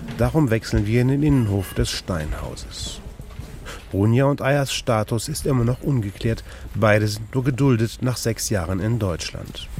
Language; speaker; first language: German; native; German